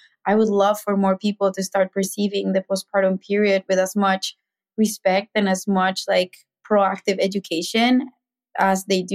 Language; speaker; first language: English; non-native, fluent; Spanish